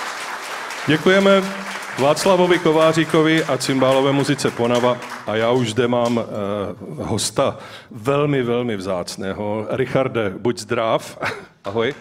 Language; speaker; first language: Czech; native; Czech